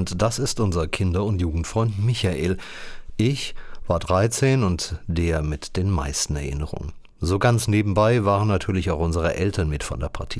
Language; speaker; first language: German; native; German